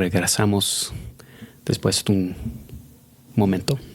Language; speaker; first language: Spanish; non-native, fluent; English